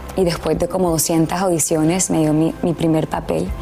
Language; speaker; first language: Spanish; early bilingual, heritage; Spanish